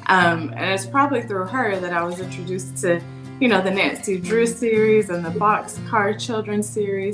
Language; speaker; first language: English; native; English